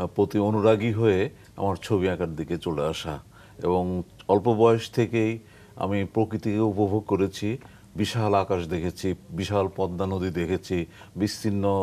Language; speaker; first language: Bangla; native; Bangla